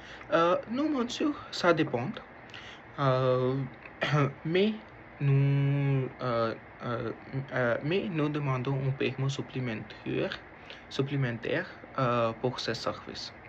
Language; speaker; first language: French; non-native, learner; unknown